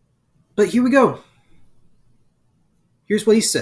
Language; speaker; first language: English; native; English